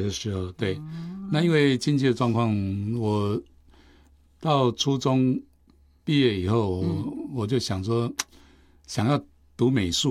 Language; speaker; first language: Chinese; native; Chinese